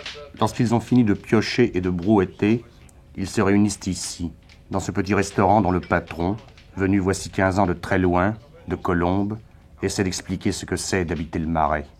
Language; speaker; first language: French; native; French